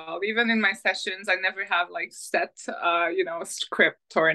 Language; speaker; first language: English; non-native, fluent; French